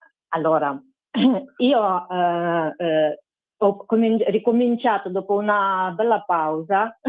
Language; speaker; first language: Italian; non-native, fluent; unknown